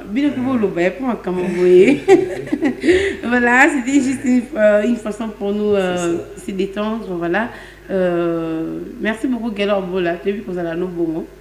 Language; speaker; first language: French; non-native, local second language; Lingala